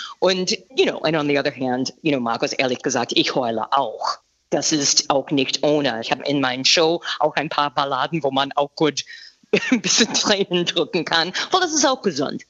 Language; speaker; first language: German; non-native, fluent; English